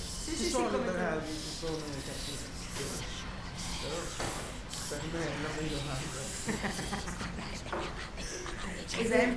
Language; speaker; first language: Italian; non-native, learner; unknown